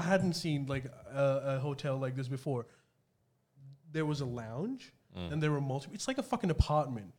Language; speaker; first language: English; non-native, local second language; Urdu